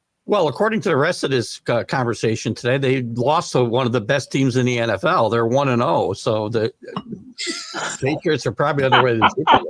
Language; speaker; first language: English; native; English